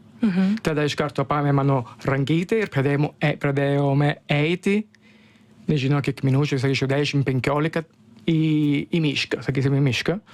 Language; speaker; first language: Lithuanian; non-native, learner; Italian